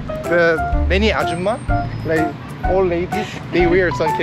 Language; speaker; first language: English; non-native, learner; Korean